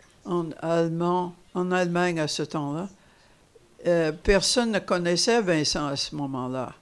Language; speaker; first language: French; non-native, fluent; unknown